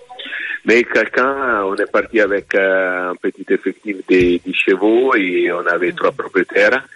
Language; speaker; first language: French; non-native, fluent; Italian